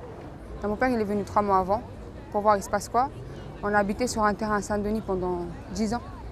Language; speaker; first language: French; early bilingual, other home language; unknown